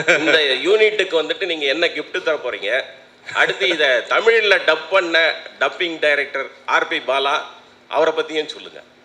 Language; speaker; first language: Tamil; native; Tamil